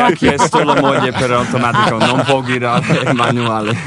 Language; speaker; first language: Italian; non-native, learner; English